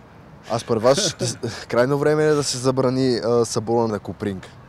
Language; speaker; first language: Bulgarian; native; Bulgarian